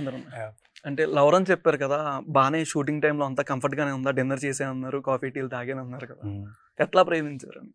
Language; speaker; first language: Telugu; native; Telugu